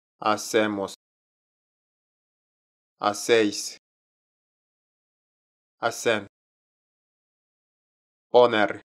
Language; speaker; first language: Spanish; non-native, learner; Korean